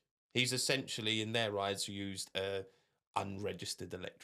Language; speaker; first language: English; native; English